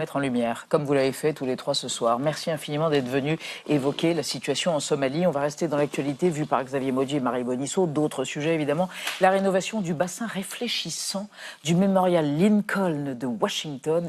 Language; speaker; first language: French; native; French